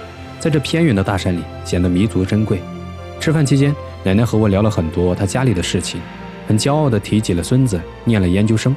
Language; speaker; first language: Chinese; native; Chinese